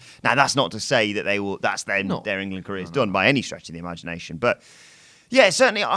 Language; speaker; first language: English; native; English